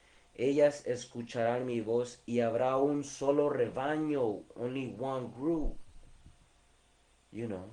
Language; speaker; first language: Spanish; early bilingual, heritage; Spanish